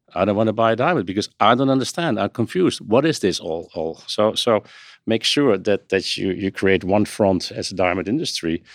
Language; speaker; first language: English; non-native, fluent; Dutch